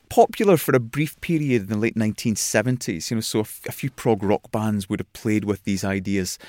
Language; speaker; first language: English; native; English